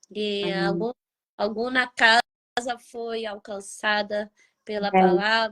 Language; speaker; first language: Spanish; non-native, learner; Portuguese